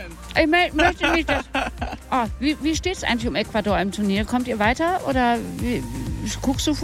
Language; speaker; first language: German; native; German